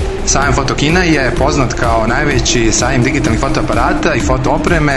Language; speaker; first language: Serbian; native; Serbian